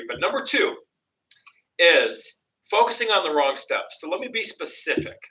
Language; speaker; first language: English; native; English